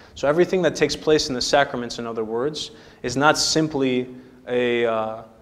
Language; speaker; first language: English; native; English